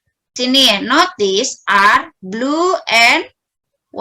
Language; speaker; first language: English; non-native, learner; Indonesian